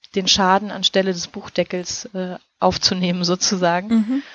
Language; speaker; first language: German; native; German